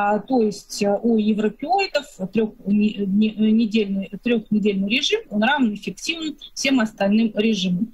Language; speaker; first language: Russian; native; Russian